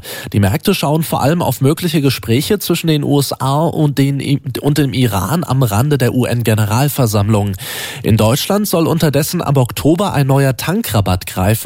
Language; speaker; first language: German; native; German